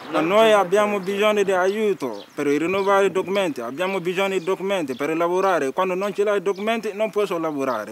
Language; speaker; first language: Italian; non-native, learner; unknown